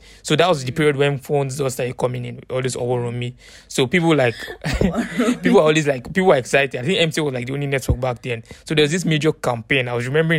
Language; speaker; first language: English; non-native, local second language; Yoruba